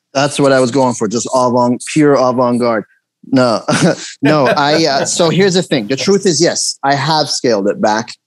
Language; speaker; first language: English; early bilingual, other home language; Persian